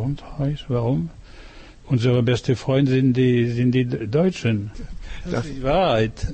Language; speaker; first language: German; non-native, learner; French